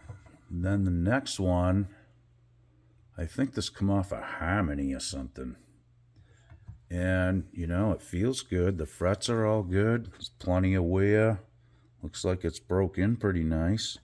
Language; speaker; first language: English; native; English